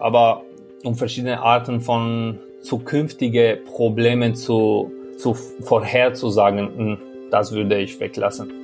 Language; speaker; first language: German; non-native, fluent; Albanian